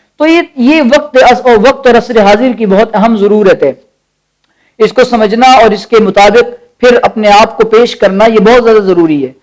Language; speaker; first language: Urdu; native; Urdu